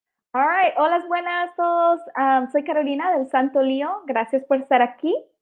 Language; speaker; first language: Spanish; early bilingual, heritage; Spanish